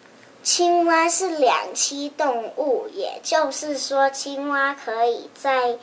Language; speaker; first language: Chinese; native; Chinese